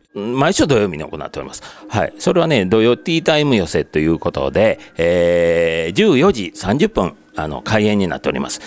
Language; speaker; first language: Japanese; native; Japanese